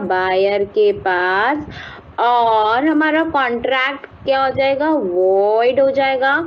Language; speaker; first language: Hindi; native; Hindi